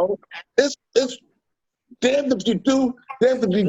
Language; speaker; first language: English; native; English